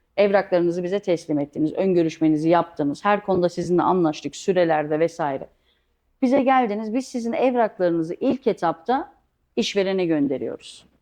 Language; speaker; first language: Turkish; early bilingual, heritage; Turkish